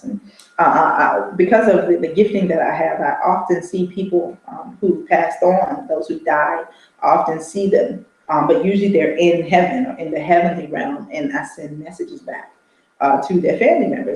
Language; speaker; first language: English; native; English